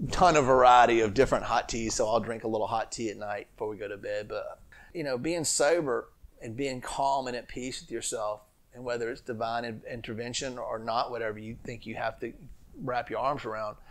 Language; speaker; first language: English; native; English